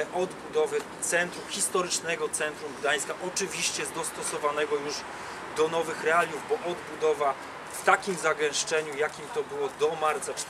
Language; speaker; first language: Polish; native; Polish